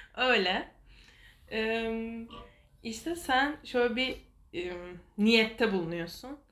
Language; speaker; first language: Turkish; native; Turkish